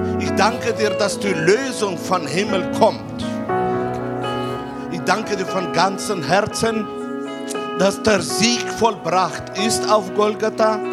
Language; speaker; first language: German; non-native, fluent; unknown